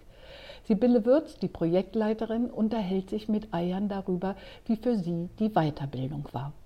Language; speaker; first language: German; native; German